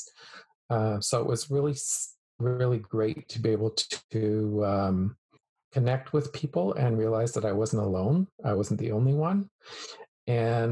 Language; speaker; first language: English; native; English